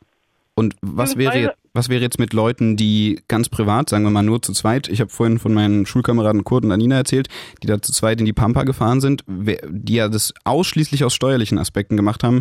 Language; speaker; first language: German; native; German